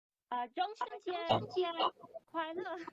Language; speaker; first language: Chinese; non-native, learner; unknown